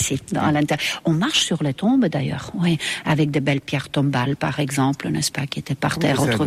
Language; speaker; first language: French; non-native, fluent; Estonian